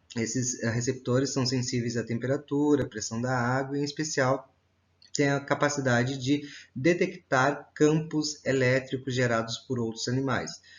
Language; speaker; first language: Portuguese; native; Portuguese